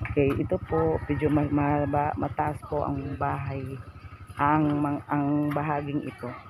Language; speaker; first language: Filipino; non-native, local second language; Cebuano